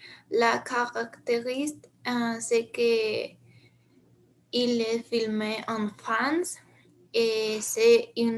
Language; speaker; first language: French; non-native, learner; Spanish